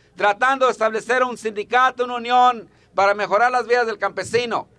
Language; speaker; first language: Spanish; early bilingual, heritage; Spanish